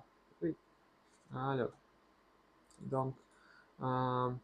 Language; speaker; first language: French; non-native, learner; Russian